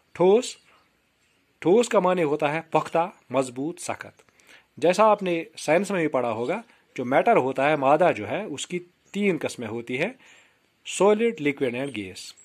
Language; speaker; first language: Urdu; non-native, local second language; Kashmiri